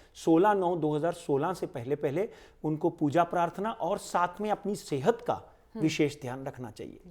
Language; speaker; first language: Hindi; native; Hindi